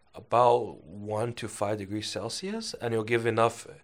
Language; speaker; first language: English; early bilingual, other home language; Chinese